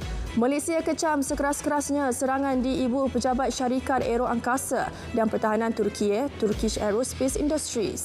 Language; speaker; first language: Malay; native; Malay